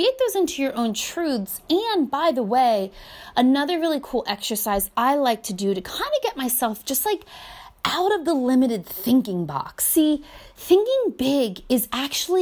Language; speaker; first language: English; native; English